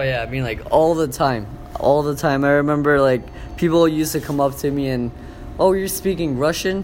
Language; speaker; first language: English; early bilingual, other home language; Polish